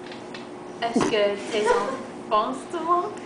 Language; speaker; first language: French; non-native, learner; English